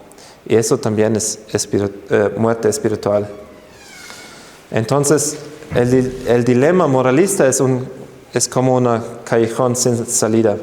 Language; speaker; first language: Spanish; non-native, fluent; German